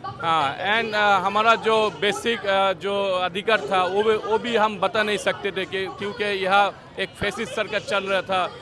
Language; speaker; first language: Hindi; non-native, fluent; Bangla